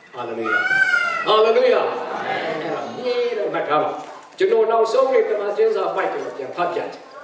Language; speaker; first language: Burmese; non-native, local second language; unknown